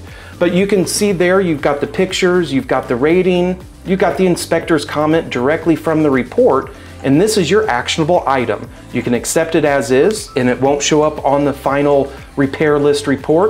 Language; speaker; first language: English; native; English